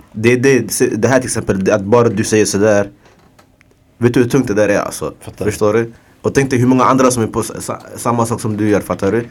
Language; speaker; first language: Swedish; early bilingual, other home language; Somali